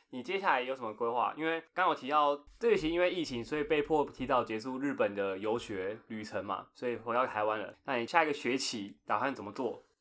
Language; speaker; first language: Chinese; native; Chinese